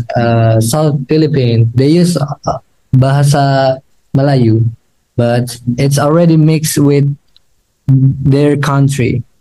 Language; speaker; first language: English; non-native, learner; Indonesian